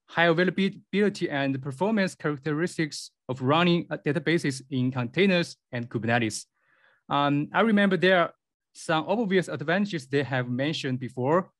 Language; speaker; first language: English; non-native, fluent; Chinese